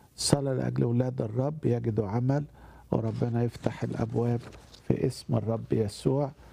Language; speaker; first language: Arabic; native; Arabic